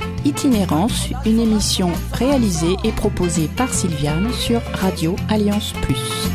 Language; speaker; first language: French; native; French